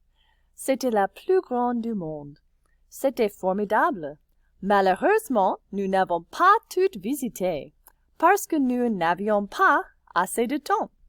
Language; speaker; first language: French; non-native, fluent; English